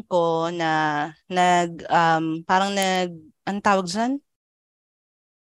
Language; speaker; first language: English; non-native, local second language; Filipino